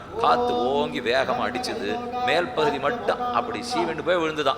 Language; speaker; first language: Tamil; native; Tamil